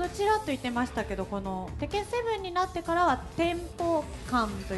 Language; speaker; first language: Japanese; native; Japanese